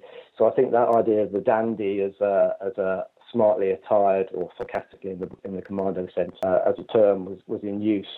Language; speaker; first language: English; native; English